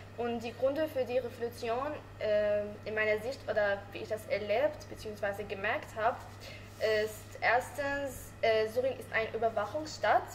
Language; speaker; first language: German; non-native, learner; Arabic